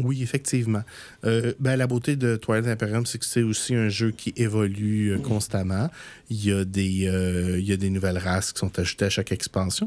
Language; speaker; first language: French; native; French